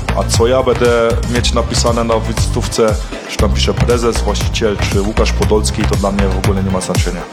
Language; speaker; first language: Polish; early bilingual, heritage; Polish